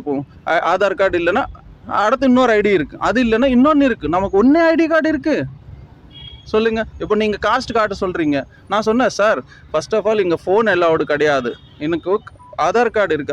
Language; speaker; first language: Tamil; native; Tamil